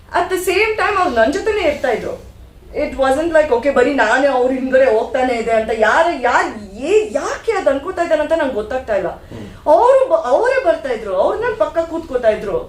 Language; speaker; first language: Kannada; non-native, learner; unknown